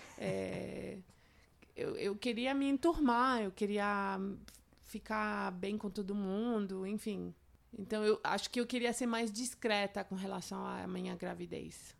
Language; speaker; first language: Portuguese; non-native, fluent; French